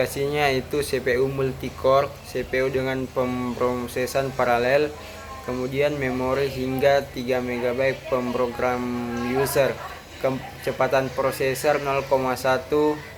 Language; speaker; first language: Indonesian; native; Indonesian